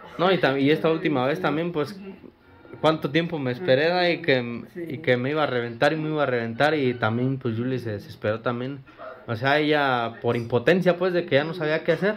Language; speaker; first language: Spanish; native; Spanish